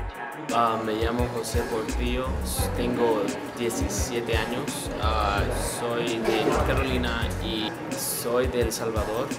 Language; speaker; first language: Spanish; early bilingual, other home language; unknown